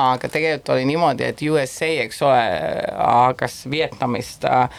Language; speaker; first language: Estonian; non-native, fluent; Italian